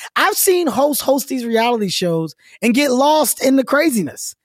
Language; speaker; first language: English; native; English